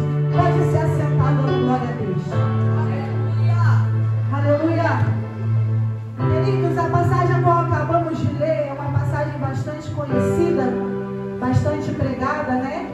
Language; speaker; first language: Portuguese; native; Portuguese